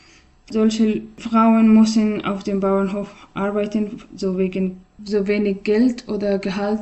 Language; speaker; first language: German; non-native, learner; Persian